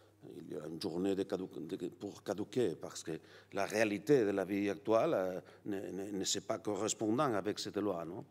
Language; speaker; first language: French; non-native, learner; Catalan